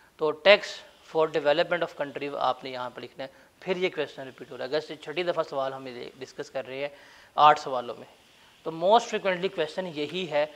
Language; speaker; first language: Urdu; non-native, local second language; Punjabi